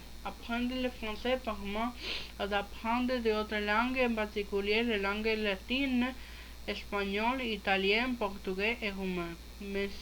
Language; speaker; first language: French; non-native, learner; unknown